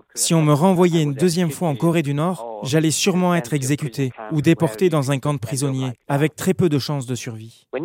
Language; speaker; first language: French; non-native, fluent; Korean